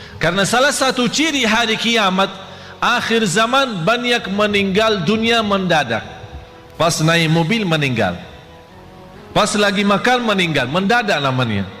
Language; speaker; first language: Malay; non-native, fluent; Arabic